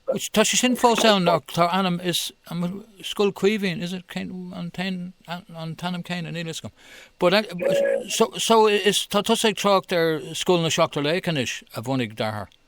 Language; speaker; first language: Irish; non-native, local second language; English